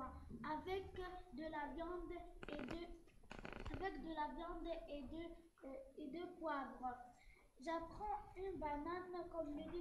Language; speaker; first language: French; non-native, learner; Arabic